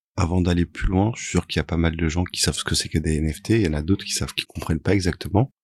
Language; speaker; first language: French; native; French